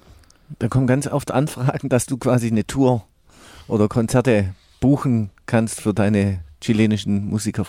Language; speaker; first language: German; native; German